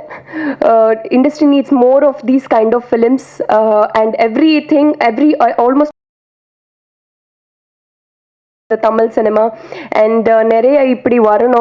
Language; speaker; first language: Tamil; non-native, learner; Telugu